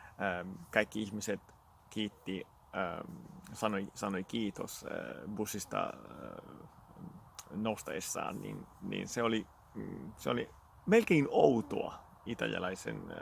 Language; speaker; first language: Finnish; non-native, fluent; Italian